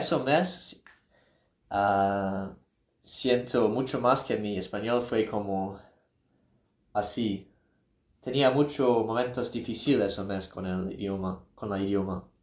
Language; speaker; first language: Spanish; non-native, learner; English